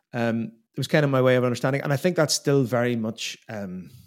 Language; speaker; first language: English; native; English